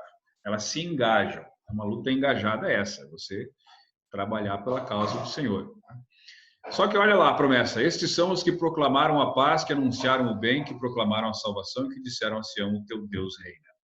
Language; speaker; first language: Portuguese; native; Portuguese